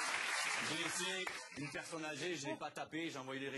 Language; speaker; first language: French; native; French